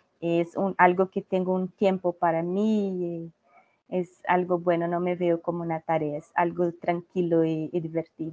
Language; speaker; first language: Spanish; non-native, learner; Portuguese